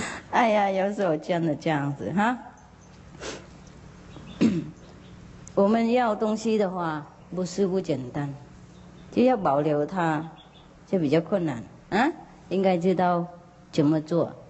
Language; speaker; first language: Chinese; non-native, fluent; Vietnamese